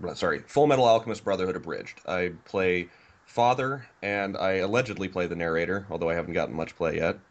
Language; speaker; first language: English; native; English